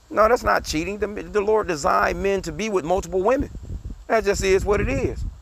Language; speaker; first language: English; native; English